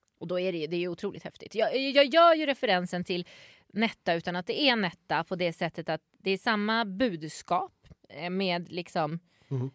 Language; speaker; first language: Swedish; native; Swedish